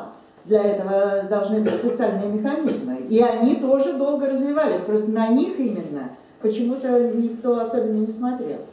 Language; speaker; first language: Russian; native; Russian